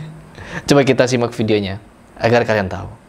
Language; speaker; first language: Indonesian; native; Indonesian